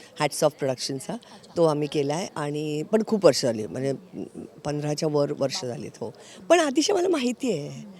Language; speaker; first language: Marathi; native; Marathi